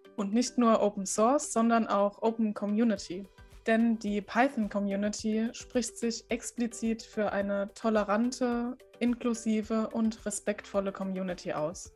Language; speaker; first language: German; native; German